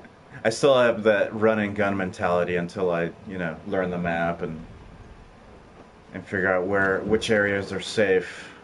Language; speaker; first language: English; native; English